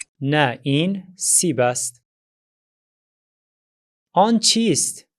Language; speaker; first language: Persian; non-native, fluent; Azerbaijani